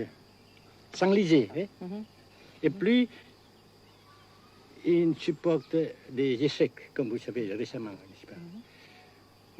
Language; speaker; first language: French; non-native, fluent; Vietnamese